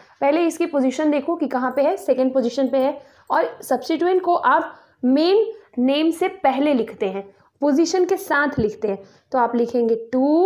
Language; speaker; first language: Hindi; native; Hindi